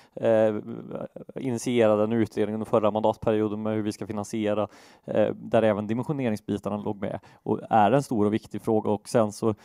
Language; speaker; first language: Swedish; native; Swedish